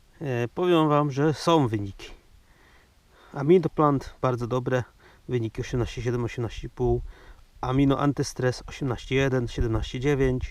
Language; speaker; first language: Polish; native; Polish